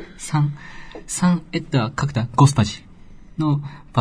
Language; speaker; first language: Russian; non-native, learner; Japanese